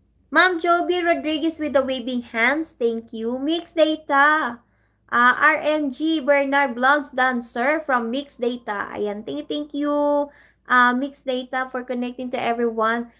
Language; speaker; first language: English; non-native, local second language; Filipino